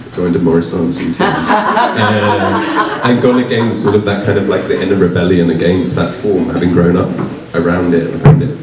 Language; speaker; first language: English; native; English